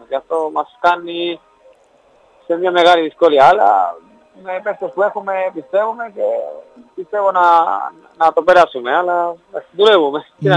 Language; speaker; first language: Greek; non-native, learner; Spanish